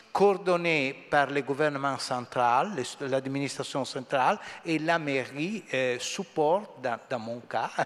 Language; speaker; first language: French; non-native, fluent; Italian